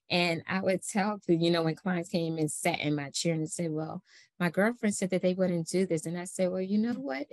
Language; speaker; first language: English; native; English